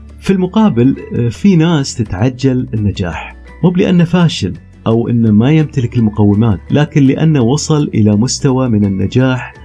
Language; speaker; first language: Arabic; native; Arabic